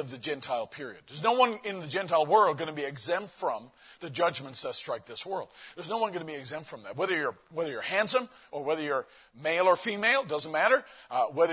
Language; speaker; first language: English; native; English